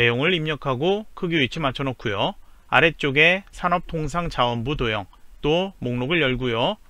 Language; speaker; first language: Korean; native; Korean